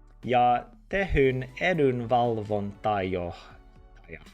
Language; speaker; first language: Finnish; non-native, learner; English